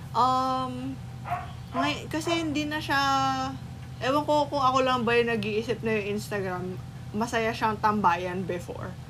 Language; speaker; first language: Filipino; native; Filipino